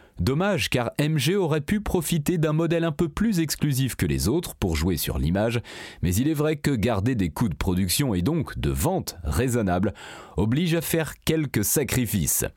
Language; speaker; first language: French; native; French